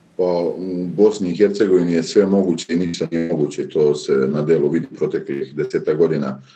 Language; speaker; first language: Serbian; native; Serbian